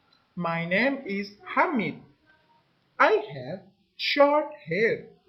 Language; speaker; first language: English; non-native, learner; Indonesian